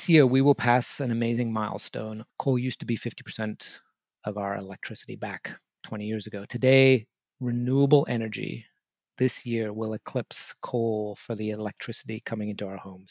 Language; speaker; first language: English; native; English